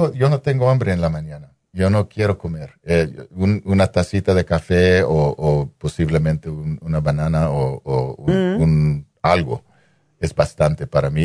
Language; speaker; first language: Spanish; non-native, fluent; English